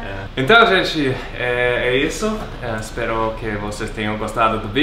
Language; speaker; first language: Portuguese; non-native, fluent; English